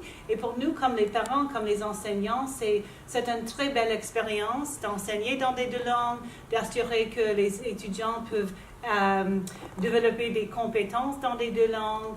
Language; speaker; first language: French; non-native, local second language; English